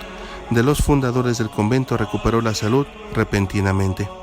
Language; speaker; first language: Spanish; native; Spanish